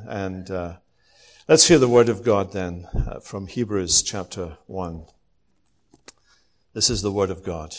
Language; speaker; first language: English; native; English